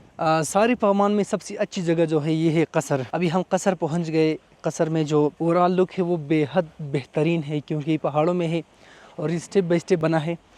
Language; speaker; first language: Urdu; non-native, local second language; Pashto